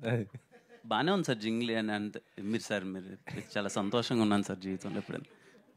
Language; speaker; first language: Telugu; native; Telugu